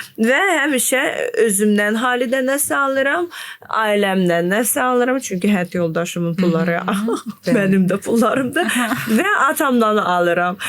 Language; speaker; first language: Azerbaijani; non-native, fluent; Russian